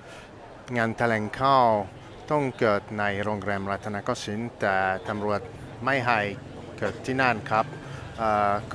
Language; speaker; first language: Thai; non-native, fluent; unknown